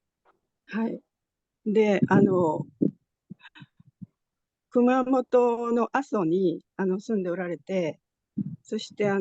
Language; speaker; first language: Japanese; native; Japanese